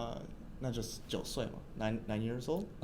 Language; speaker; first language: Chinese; early bilingual, heritage; English